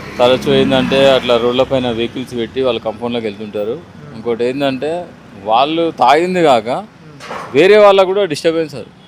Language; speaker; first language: Telugu; native; Telugu